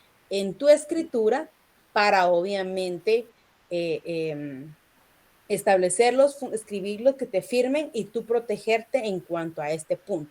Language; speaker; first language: Spanish; native; Spanish